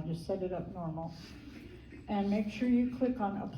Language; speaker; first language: English; native; English